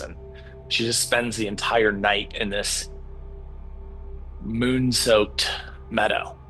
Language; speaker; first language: English; native; English